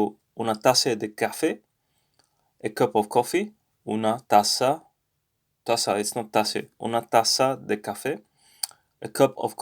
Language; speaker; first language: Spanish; non-native, learner; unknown